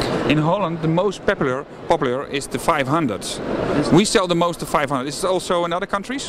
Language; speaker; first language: English; non-native, fluent; Dutch